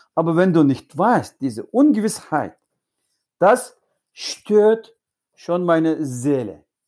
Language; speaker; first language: German; non-native, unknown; Uyghur